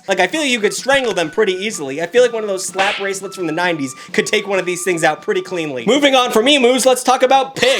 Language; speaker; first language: English; native; English